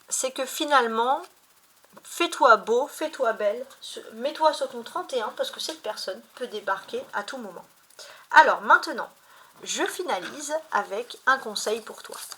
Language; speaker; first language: French; native; French